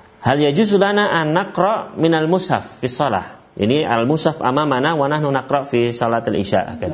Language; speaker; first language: Arabic; non-native, fluent; Indonesian